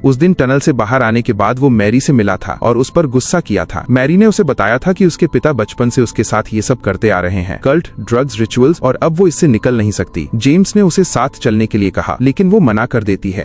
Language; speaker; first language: Hindi; native; Hindi